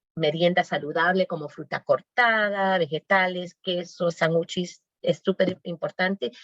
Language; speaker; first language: Spanish; native; Spanish